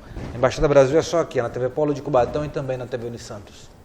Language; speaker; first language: Portuguese; native; Portuguese